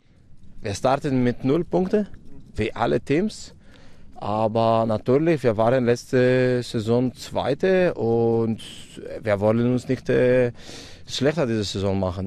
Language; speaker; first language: German; non-native, fluent; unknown